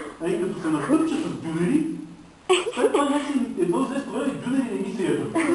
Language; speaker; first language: Bulgarian; non-native, local second language; Romanian